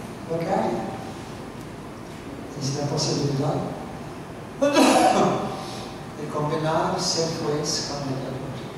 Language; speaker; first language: Spanish; non-native, fluent; Norwegian